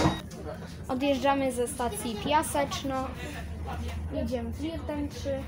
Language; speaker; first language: Polish; native; Polish